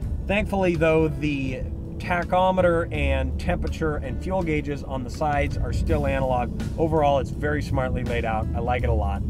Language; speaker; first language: English; native; English